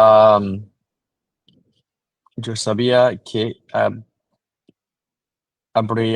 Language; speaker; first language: Spanish; non-native, learner; English